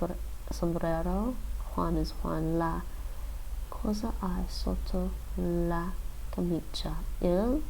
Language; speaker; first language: Italian; non-native, learner; English